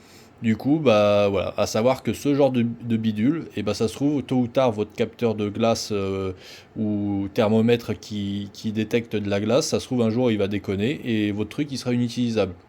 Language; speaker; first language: French; native; French